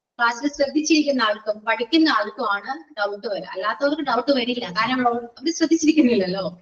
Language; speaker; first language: Malayalam; native; Malayalam